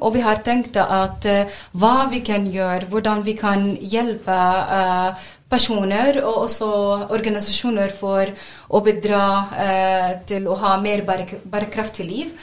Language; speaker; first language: Norwegian; non-native, learner; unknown